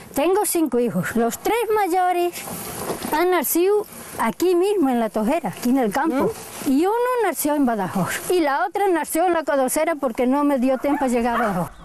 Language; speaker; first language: Spanish; non-native, local second language; Portuguese